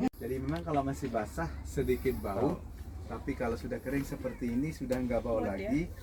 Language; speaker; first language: Indonesian; non-native, local second language; Sasak